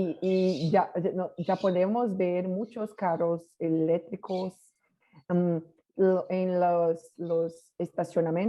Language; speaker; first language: Spanish; non-native, learner; Portuguese